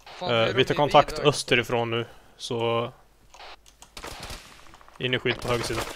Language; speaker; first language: Swedish; native; Swedish